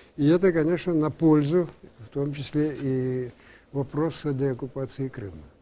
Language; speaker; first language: Russian; non-native, local second language; Crimean Tatar